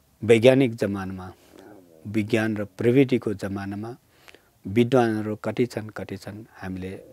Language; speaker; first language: Nepali; non-native, local second language; Newari